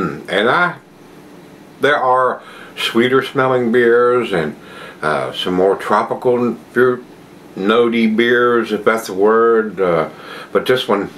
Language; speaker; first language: English; native; English